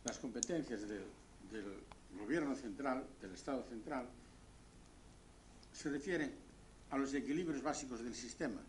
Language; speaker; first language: Spanish; native; Spanish